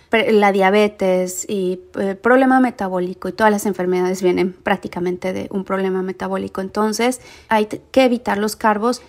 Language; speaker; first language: Spanish; native; Spanish